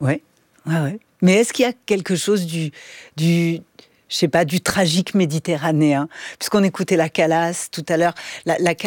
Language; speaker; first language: French; native; French